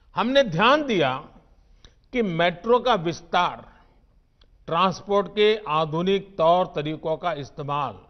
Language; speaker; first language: Hindi; non-native, local second language; Gujarati